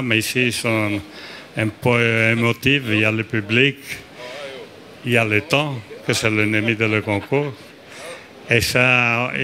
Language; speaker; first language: French; non-native, fluent; Italian